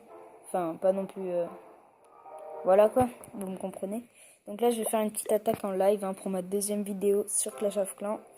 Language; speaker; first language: French; native; French